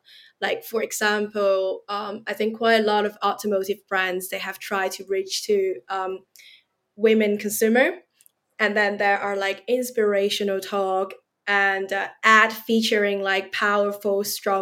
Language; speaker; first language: English; non-native, local second language; Cantonese